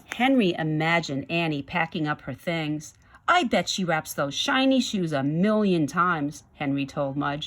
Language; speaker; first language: English; native; English